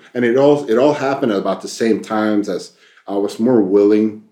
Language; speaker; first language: English; non-native, fluent; Swedish